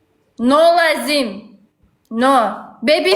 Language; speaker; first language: English; non-native, learner; Uzbek